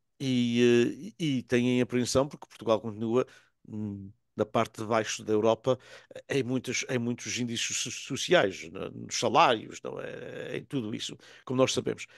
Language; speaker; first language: Portuguese; native; Portuguese